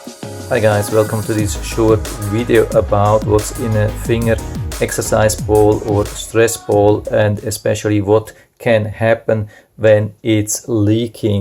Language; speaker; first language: English; non-native, fluent; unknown